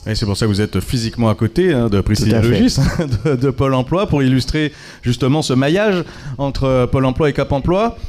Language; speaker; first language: French; native; French